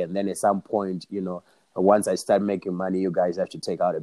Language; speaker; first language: English; non-native, local second language; Shona